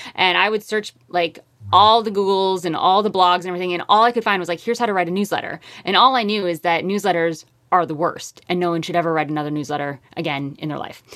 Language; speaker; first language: English; native; English